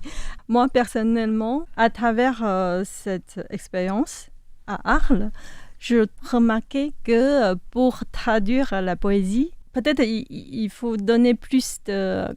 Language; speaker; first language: French; non-native, fluent; Chinese